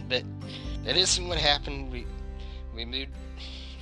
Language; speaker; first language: English; native; English